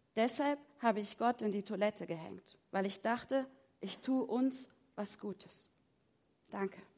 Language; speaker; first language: German; native; German